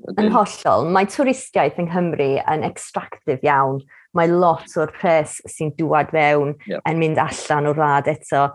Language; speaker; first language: Welsh; native; Welsh